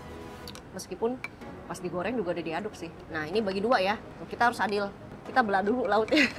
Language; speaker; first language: Indonesian; native; Indonesian